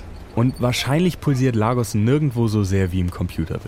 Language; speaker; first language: German; native; German